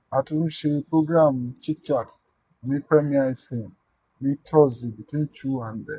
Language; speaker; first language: English; non-native, local second language; Yoruba